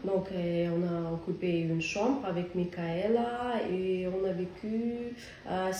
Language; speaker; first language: French; non-native, learner; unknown